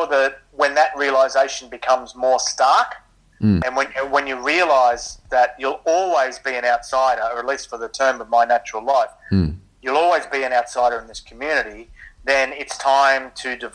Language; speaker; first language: English; native; English